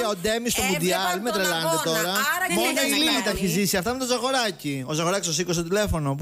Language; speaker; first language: Greek; native; Greek